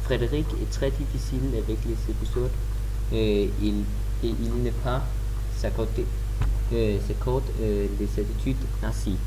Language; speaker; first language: French; non-native, learner; German